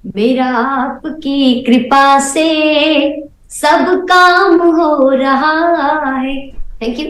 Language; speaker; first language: Hindi; non-native, local second language; Gujarati